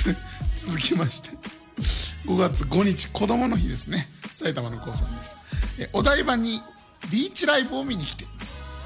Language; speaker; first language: Japanese; native; Japanese